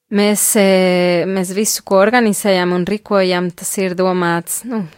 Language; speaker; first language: Latvian; non-native, fluent; Spanish